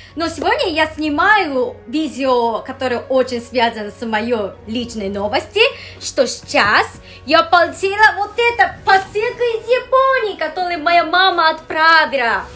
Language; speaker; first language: Russian; non-native, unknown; Japanese